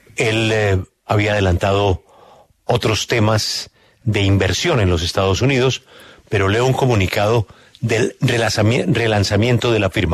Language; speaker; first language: Spanish; native; Spanish